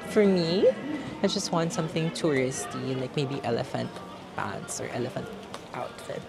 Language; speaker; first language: English; non-native, local second language; Filipino